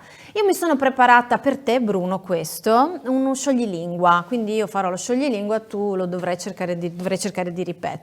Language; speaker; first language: Italian; native; Italian